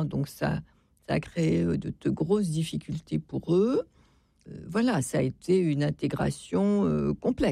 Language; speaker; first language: French; native; French